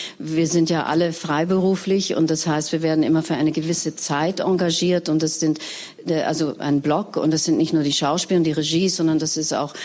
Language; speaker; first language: German; native; German